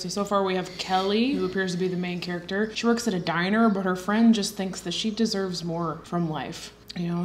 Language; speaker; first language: English; native; English